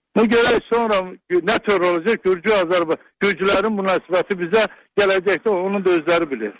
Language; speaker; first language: Azerbaijani; native; Azerbaijani